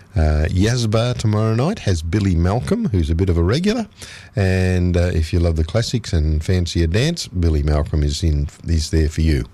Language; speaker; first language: English; native; English